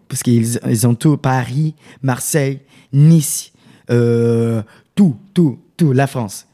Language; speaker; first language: French; non-native, learner; Portuguese